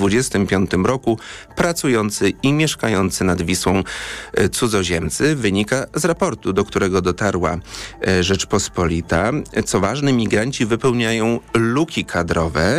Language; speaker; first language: Polish; native; Polish